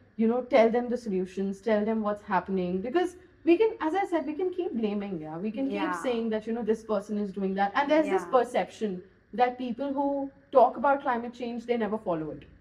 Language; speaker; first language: English; non-native, local second language; Hindi